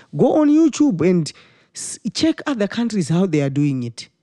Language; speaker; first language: English; non-native, local second language; Shona